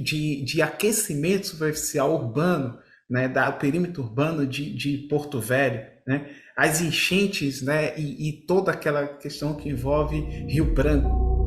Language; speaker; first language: Portuguese; native; Portuguese